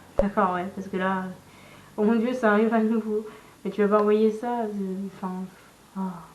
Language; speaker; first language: French; native; French